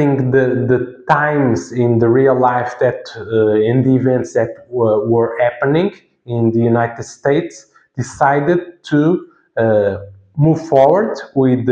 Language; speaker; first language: English; non-native, fluent; Portuguese